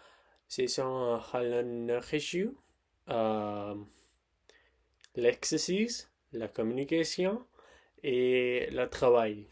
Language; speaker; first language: French; non-native, learner; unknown